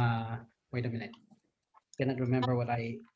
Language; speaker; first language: English; non-native, fluent; Thai